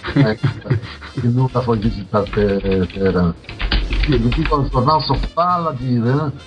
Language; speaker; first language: Portuguese; early bilingual, other home language; Polish